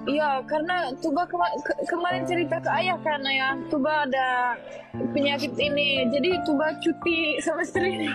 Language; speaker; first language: Indonesian; non-native, fluent; Turkish